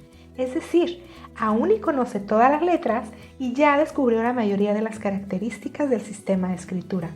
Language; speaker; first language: Spanish; native; Spanish